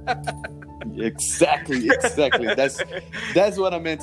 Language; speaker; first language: English; non-native, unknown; Portuguese